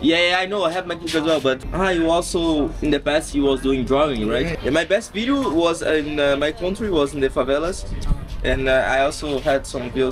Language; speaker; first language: English; non-native, learner; Portuguese